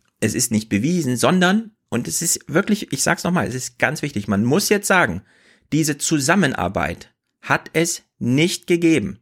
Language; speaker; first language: German; native; German